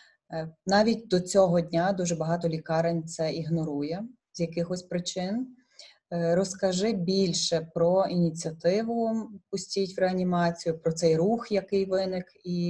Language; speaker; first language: Ukrainian; native; Ukrainian